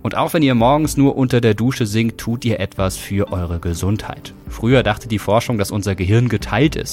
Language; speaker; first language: German; native; German